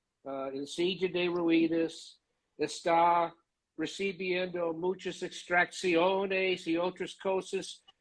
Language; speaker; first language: Spanish; non-native, learner; English